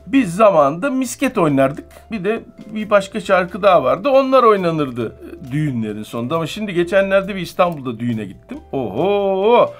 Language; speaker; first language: Turkish; native; Turkish